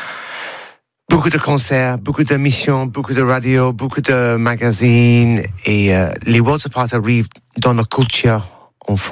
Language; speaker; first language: French; non-native, learner; English